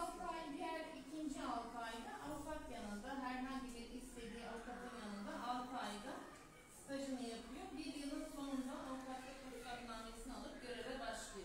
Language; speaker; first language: Turkish; native; Turkish